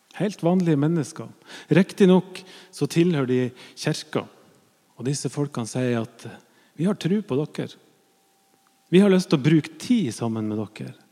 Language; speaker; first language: Norwegian; native; Norwegian